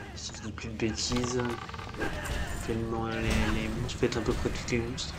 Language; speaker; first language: French; native; French